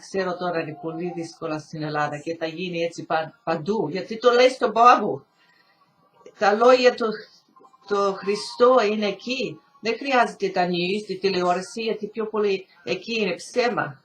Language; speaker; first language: Greek; early bilingual, heritage; Greek